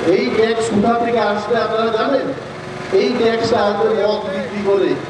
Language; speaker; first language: Bangla; non-native, local second language; Kok Borok